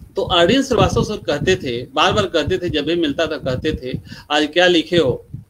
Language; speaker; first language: Hindi; non-native, local second language; Bhojpuri